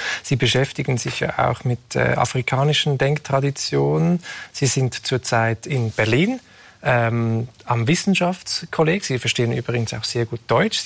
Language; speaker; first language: German; native; German